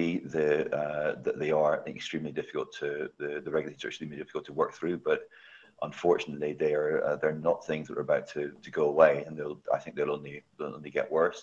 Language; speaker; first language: English; native; English